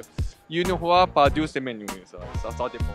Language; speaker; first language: French; non-native, learner; Japanese